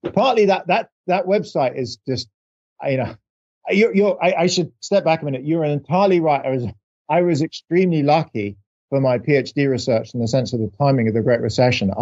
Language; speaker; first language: English; native; English